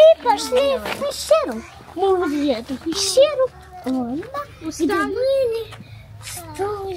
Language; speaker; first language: Russian; early bilingual, heritage; Russian